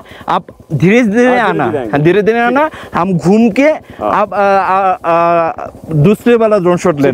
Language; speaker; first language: Hindi; non-native, learner; Bangla